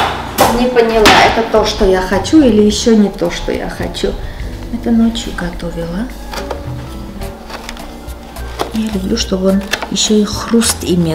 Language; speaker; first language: Russian; non-native, fluent; Armenian